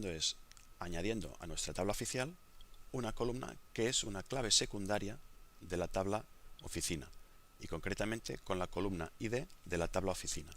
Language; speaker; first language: Spanish; native; Spanish